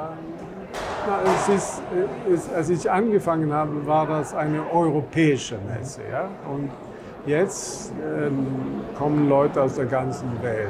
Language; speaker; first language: German; non-native, fluent; Swedish